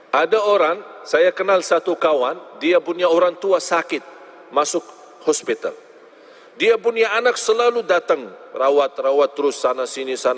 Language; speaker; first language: Indonesian; non-native, fluent; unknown